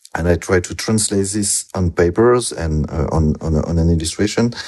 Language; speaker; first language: English; non-native, learner; French